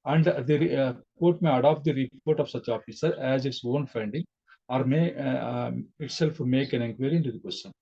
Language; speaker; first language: English; non-native, local second language; Telugu